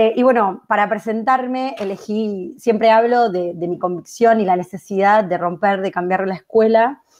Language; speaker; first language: Spanish; native; Spanish